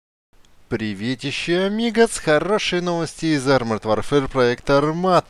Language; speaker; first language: Russian; native; Russian